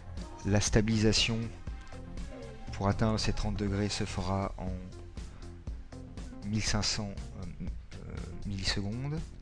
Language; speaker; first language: French; native; French